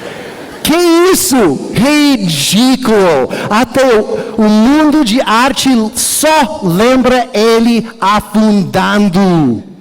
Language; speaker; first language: Portuguese; non-native, learner; English